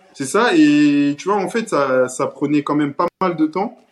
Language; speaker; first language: French; early bilingual, other home language; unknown